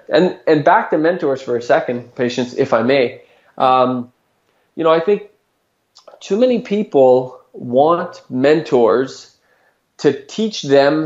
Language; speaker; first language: English; native; English